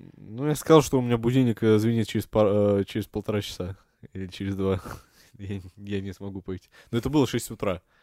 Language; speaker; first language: Russian; native; Russian